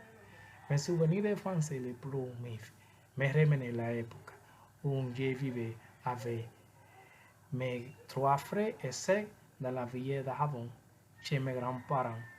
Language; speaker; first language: French; non-native, learner; Spanish